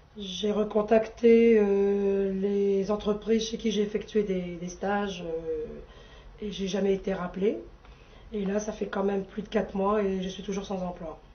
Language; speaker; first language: French; native; French